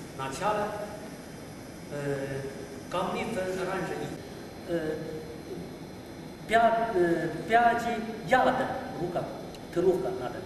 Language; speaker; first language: Russian; non-native, learner; Chinese